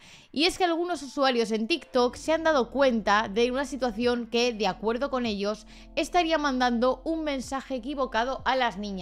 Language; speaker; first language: Spanish; native; Spanish